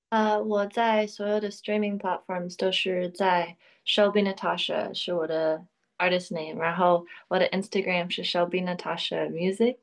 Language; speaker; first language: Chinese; early bilingual, other home language; English